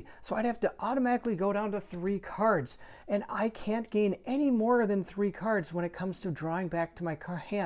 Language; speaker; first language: English; native; English